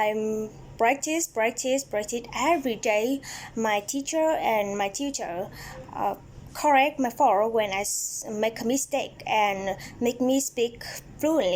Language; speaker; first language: English; non-native, learner; Vietnamese